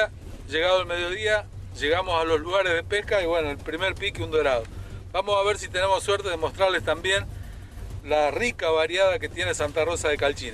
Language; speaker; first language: Spanish; native; Spanish